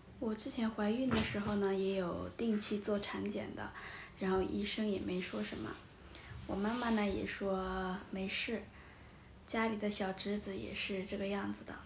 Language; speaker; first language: Chinese; non-native, fluent; Lao